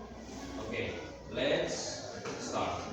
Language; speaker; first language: English; non-native, learner; Indonesian